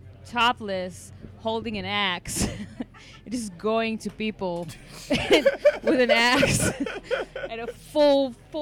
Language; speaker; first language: English; non-native, fluent; Hebrew